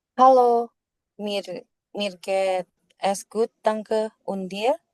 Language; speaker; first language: German; non-native, learner; Indonesian